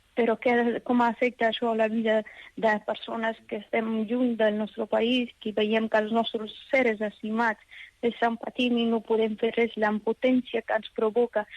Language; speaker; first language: Catalan; non-native, fluent; Persian